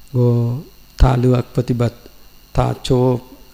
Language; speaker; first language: Thai; non-native, learner; Sinhala